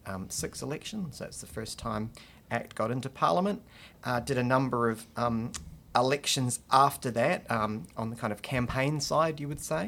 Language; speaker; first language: English; native; English